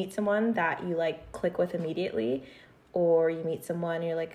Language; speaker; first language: English; native; English